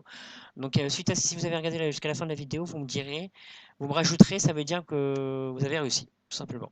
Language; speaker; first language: French; native; French